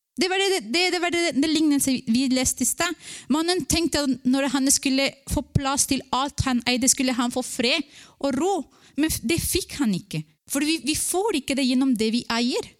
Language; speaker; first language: Norwegian; non-native, fluent; Spanish